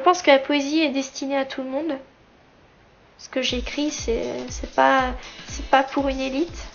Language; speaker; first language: French; native; French